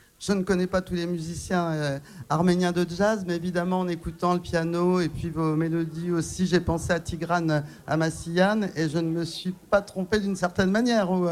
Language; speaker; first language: French; native; French